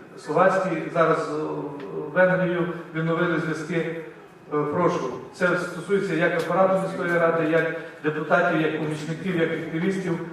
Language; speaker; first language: Ukrainian; native; Ukrainian